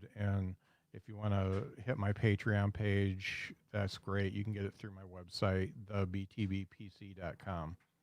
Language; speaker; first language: English; native; English